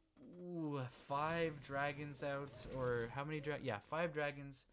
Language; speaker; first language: English; native; English